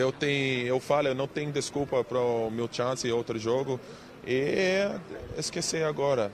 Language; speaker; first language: Portuguese; non-native, learner; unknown